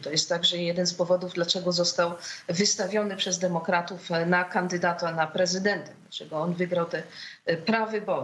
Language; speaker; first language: Polish; native; Polish